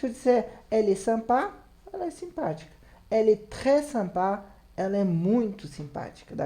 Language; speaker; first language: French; non-native, fluent; Portuguese